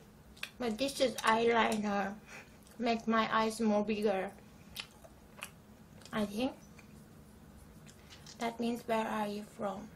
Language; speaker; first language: English; non-native, learner; Turkish